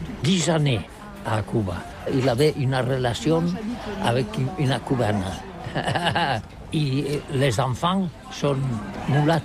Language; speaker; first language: French; non-native, learner; Catalan